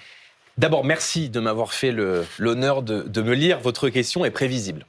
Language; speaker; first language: French; native; French